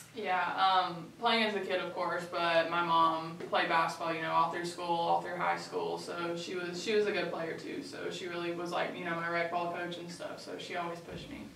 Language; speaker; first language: English; native; English